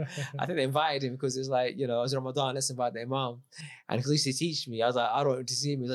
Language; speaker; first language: English; native; English